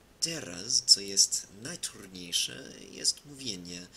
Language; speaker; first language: Polish; non-native, learner; English